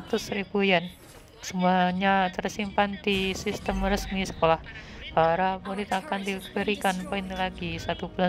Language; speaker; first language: Indonesian; native; Indonesian